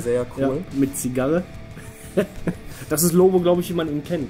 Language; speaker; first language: German; native; German